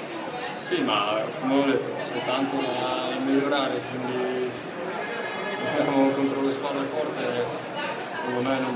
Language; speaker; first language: Italian; non-native, fluent; Czech